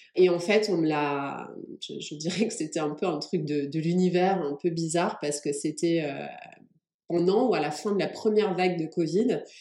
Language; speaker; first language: French; early bilingual, other home language; English